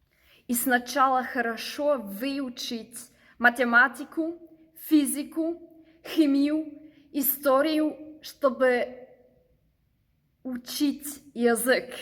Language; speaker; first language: Russian; non-native, learner; German